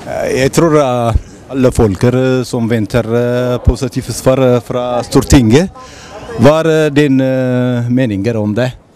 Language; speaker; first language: Norwegian; non-native, learner; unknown